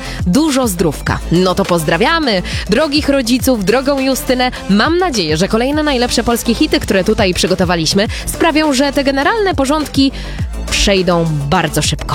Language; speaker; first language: Polish; native; Polish